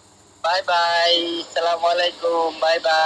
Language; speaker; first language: Malay; non-native, learner; Bangla